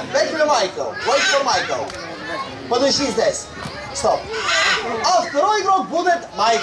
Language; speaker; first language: Russian; non-native, learner; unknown